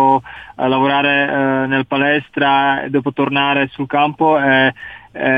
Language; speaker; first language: Italian; non-native, learner; Czech